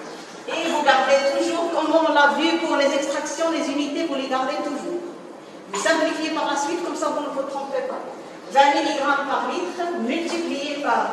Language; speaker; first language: French; non-native, local second language; Arabic